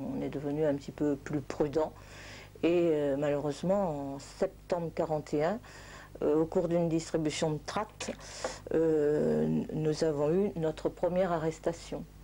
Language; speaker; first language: French; native; French